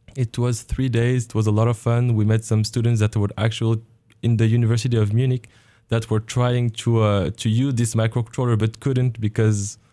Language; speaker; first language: English; non-native, fluent; Arabic